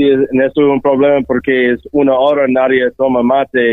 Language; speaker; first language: Spanish; non-native, learner; English